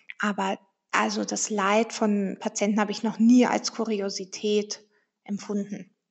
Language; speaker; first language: German; early bilingual, heritage; German